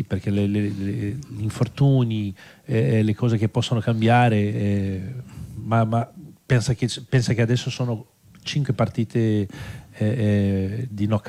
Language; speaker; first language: Italian; non-native, fluent; Portuguese